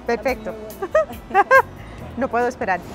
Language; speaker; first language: Spanish; early bilingual, heritage; Spanish